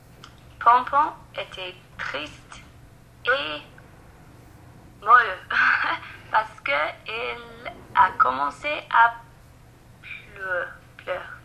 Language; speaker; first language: French; non-native, learner; English